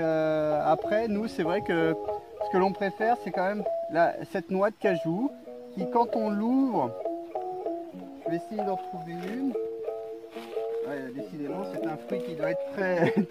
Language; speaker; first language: French; native; French